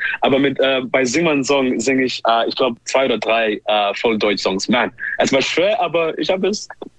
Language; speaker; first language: German; non-native, learner; English